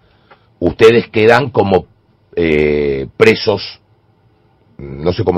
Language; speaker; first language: Spanish; native; Spanish